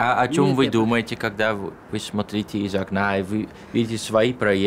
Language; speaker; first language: Russian; non-native, learner; Dutch